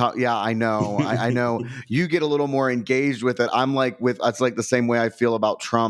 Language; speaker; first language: English; native; English